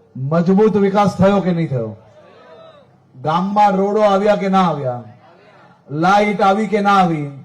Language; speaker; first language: Gujarati; native; Gujarati